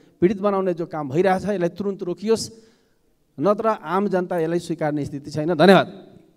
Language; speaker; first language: Nepali; non-native, local second language; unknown